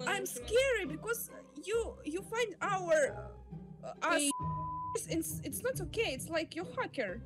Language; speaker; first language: English; non-native, learner; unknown